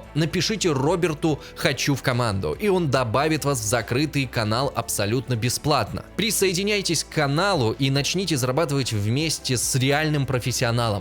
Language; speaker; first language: Russian; native; Russian